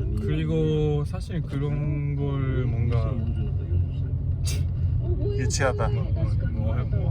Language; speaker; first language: Korean; non-native, fluent; Japanese